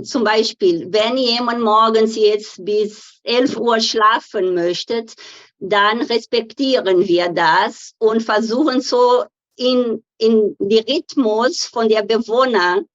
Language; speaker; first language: German; non-native, fluent; Portuguese